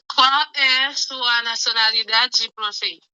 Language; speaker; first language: Portuguese; non-native, learner; Haitian Creole